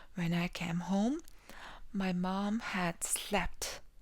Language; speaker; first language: English; non-native, learner; Mongolian